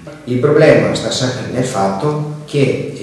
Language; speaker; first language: Italian; native; Italian